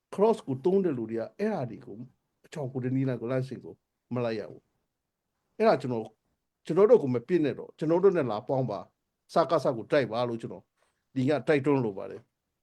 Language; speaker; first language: Burmese; non-native, local second language; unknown